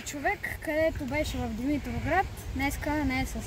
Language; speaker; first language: Bulgarian; native; Bulgarian